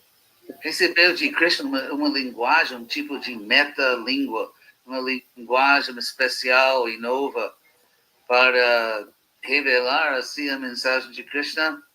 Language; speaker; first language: Portuguese; non-native, fluent; English